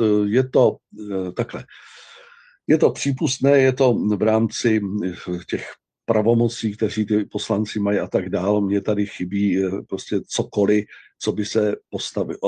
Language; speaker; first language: Czech; native; Czech